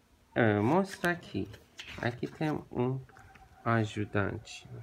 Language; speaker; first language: Portuguese; non-native, learner; Persian